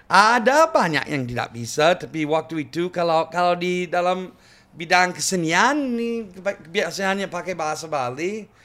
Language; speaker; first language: Indonesian; non-native, fluent; English